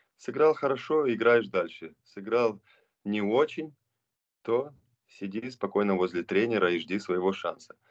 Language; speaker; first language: Russian; non-native, local second language; Romanian